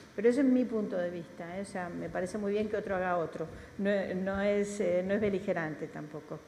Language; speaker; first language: Spanish; native; Spanish